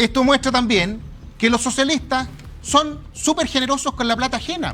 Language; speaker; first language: Spanish; native; Spanish